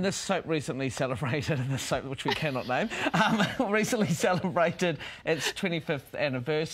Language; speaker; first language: English; native; English